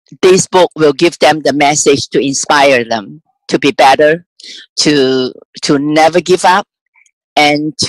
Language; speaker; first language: English; non-native, local second language; Cantonese